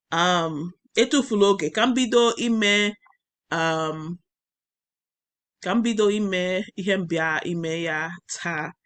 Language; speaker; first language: Igbo; non-native, learner; English